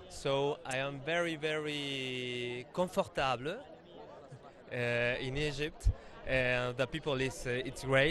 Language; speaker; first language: English; non-native, learner; French